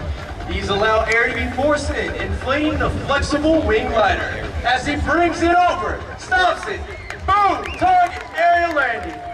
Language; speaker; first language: English; native; English